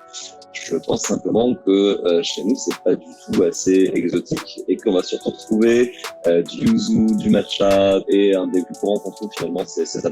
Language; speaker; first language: French; native; French